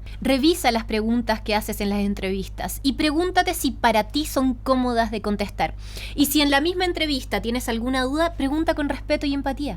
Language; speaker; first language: Spanish; native; Spanish